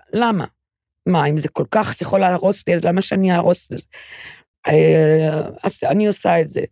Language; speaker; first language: Hebrew; native; Hebrew